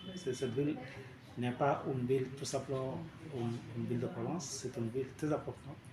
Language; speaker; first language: French; non-native, fluent; Bangla